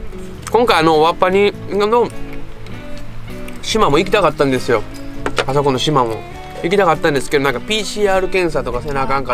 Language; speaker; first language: Japanese; native; Japanese